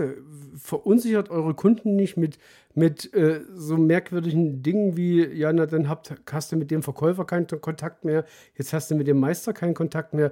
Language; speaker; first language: German; native; German